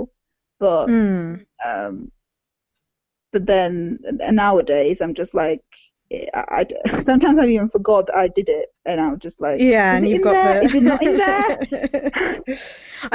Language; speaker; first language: English; non-native, fluent; Czech